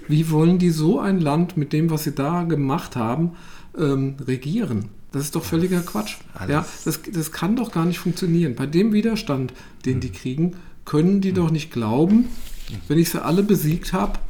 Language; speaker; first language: German; native; German